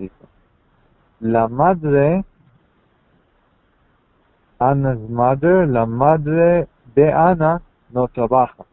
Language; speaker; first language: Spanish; non-native, learner; English